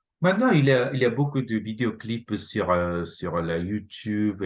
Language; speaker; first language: French; non-native, fluent; Japanese